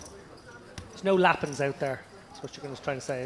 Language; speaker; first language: English; native; English